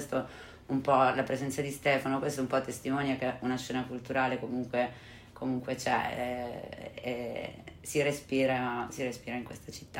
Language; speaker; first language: Italian; native; Italian